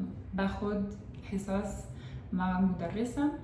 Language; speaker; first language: Arabic; non-native, learner; French